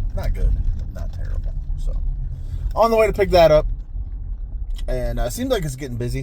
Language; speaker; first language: English; native; English